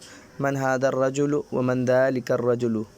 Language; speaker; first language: Arabic; non-native, fluent; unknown